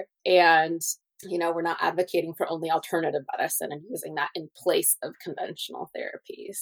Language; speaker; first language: English; native; English